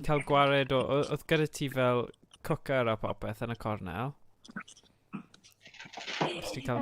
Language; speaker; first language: Welsh; native; Welsh